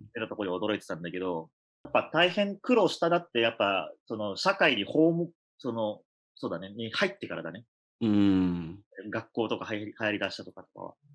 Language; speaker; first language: Japanese; early bilingual, other home language; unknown